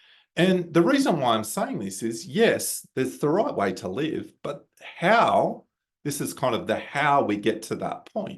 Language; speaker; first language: English; native; English